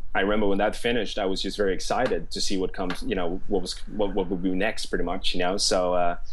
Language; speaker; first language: English; non-native, fluent; Swedish